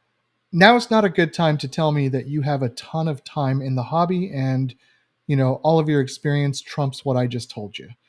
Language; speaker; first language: English; native; English